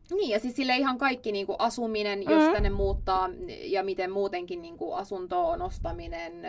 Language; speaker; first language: Finnish; non-native, local second language; Swedish